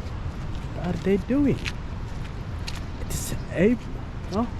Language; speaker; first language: English; non-native, fluent; Somali